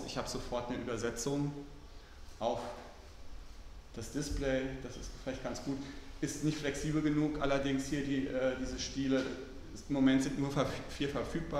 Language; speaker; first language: German; native; German